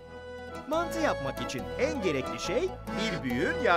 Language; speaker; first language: Turkish; native; Turkish